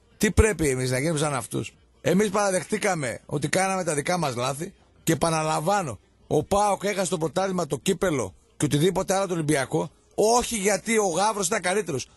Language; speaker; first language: Greek; native; Greek